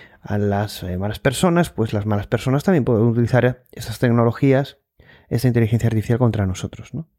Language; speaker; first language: Spanish; native; Spanish